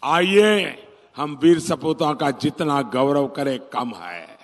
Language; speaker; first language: Hindi; non-native, local second language; Gujarati